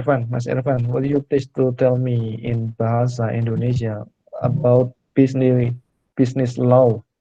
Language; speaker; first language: English; non-native, fluent; Indonesian